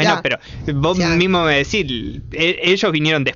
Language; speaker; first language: Spanish; native; Spanish